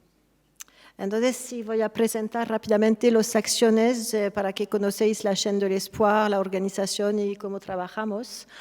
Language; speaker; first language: Spanish; non-native, fluent; French